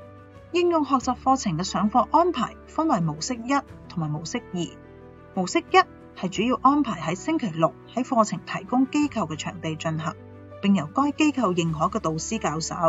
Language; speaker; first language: Chinese; non-native, local second language; Cantonese